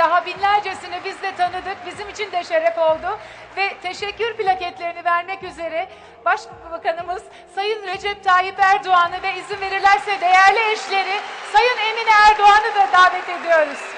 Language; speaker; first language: Turkish; native; Turkish